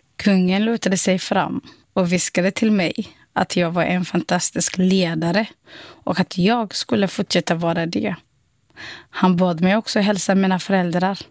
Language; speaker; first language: Swedish; non-native, fluent; Somali